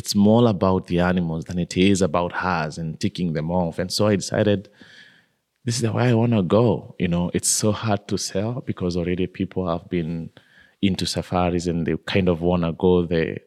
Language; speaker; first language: English; non-native, local second language; Kikuyu